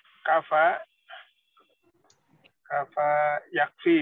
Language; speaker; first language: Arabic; non-native, learner; Indonesian